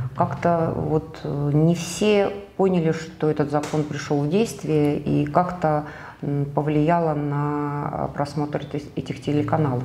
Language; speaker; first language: Russian; native; Russian